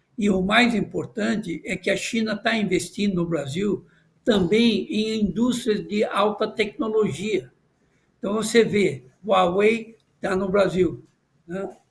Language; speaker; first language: Portuguese; non-native, fluent; Chinese